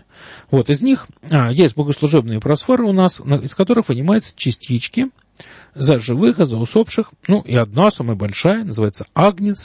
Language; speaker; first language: Russian; native; Russian